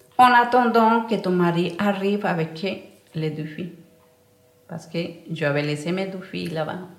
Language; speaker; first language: French; non-native, learner; Spanish